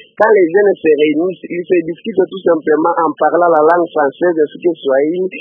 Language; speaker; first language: French; non-native, local second language; Swahili